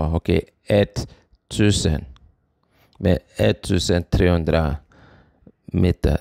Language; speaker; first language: Swedish; non-native, fluent; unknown